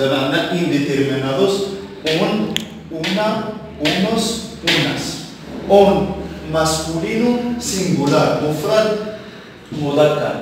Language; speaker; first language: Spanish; non-native, fluent; Arabic